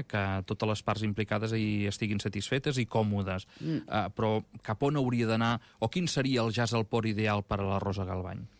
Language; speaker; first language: Catalan; native; Catalan